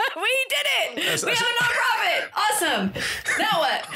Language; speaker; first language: English; native; English